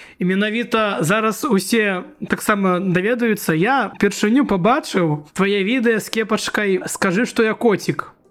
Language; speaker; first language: Belarusian; non-native, local second language; Russian